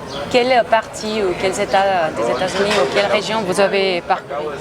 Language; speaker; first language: French; non-native, fluent; Spanish